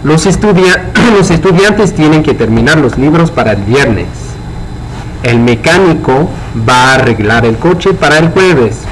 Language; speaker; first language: Spanish; non-native, fluent; English